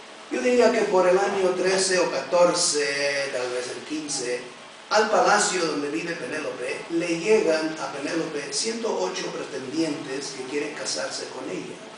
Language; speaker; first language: Spanish; early bilingual, heritage; Spanish